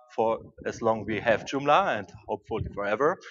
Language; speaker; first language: English; non-native, fluent; German